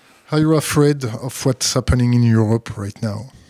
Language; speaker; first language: English; non-native, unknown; French